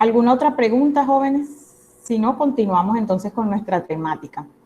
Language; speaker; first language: Spanish; native; Spanish